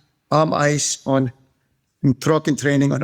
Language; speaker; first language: German; non-native, fluent; English